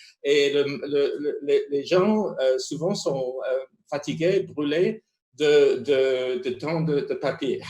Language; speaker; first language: French; non-native, fluent; Spanish